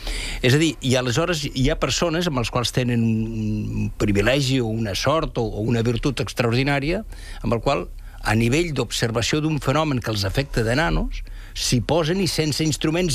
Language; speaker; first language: Catalan; native; Catalan